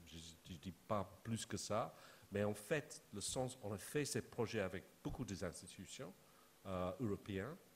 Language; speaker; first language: French; non-native, fluent; English